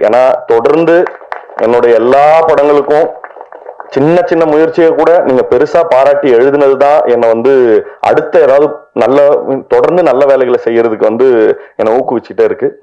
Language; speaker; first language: Tamil; native; Tamil